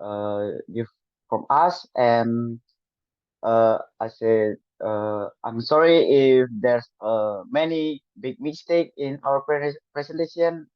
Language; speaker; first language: English; non-native, learner; Indonesian